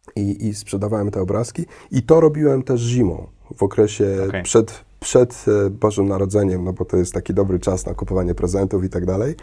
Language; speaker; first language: Polish; early bilingual, heritage; Polish